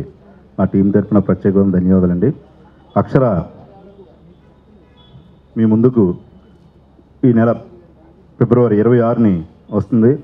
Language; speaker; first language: Telugu; native; Telugu